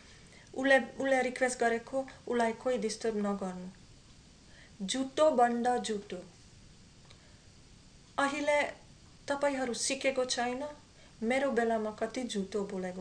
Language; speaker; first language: Nepali; non-native, learner; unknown